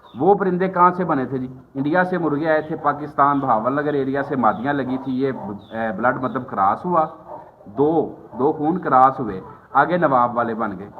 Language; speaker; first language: Urdu; non-native, local second language; Punjabi